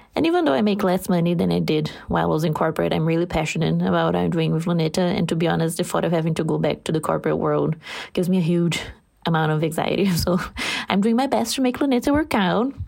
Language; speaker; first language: English; non-native, fluent; Portuguese